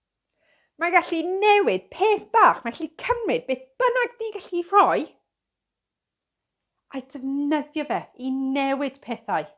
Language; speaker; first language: Welsh; non-native, fluent; English